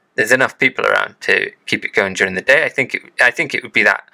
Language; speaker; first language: English; native; English